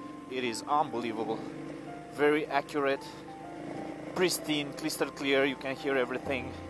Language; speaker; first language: English; non-native, fluent; Romanian